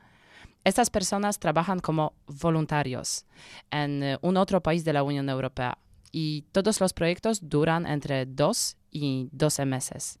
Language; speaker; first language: Spanish; non-native, learner; Polish